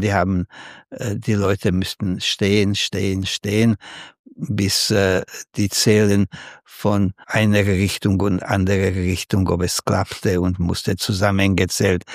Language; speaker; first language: German; non-native, fluent; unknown